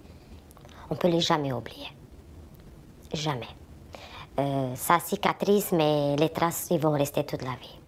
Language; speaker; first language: French; non-native, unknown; Romanian